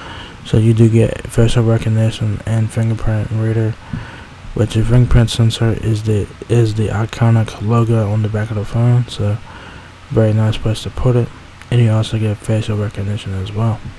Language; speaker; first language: English; native; English